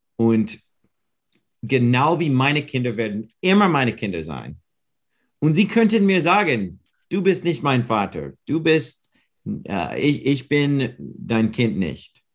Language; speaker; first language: German; non-native, learner; English